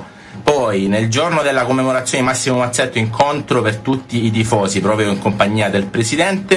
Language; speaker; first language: Italian; native; Italian